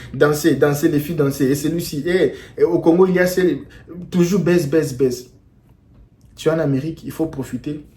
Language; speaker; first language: French; non-native, local second language; Lingala